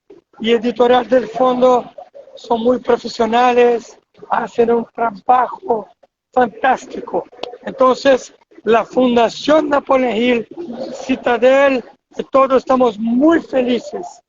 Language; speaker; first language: Spanish; non-native, fluent; Portuguese